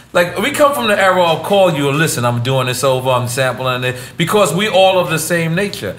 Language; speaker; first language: English; native; English